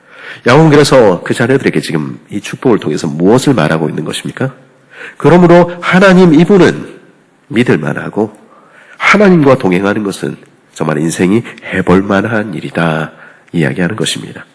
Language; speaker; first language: Korean; native; Korean